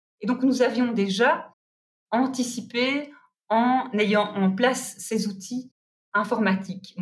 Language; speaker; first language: French; native; French